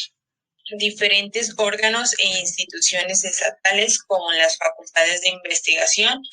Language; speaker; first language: Spanish; native; Spanish